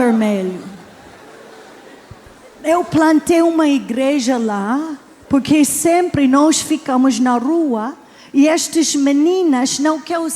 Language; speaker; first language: Portuguese; non-native, learner; English